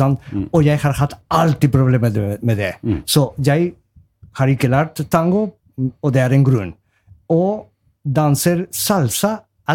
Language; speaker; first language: Norwegian; non-native, learner; Spanish